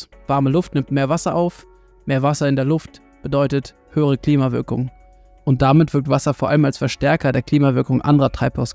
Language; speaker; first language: German; native; German